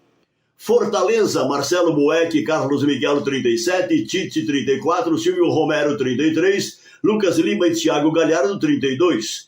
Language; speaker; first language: Portuguese; native; Portuguese